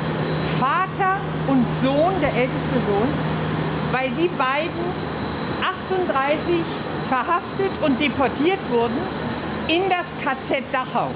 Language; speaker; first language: German; native; German